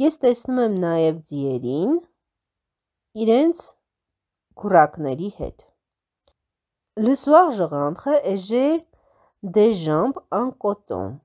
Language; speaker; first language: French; non-native, fluent; Armenian